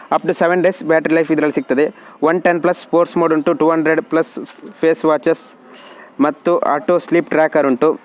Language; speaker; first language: Kannada; non-native, local second language; Tulu